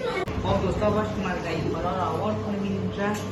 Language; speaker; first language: Persian; native; Persian